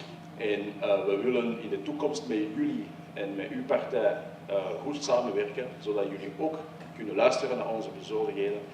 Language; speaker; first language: Dutch; early bilingual, other home language; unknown